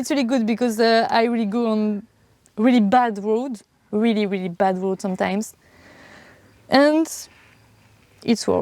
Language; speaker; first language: English; non-native, learner; French